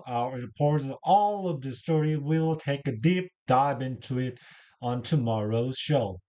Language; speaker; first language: English; non-native, learner; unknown